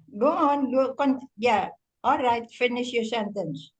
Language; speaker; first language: English; non-native, fluent; Indonesian